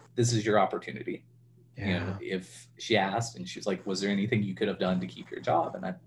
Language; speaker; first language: English; native; English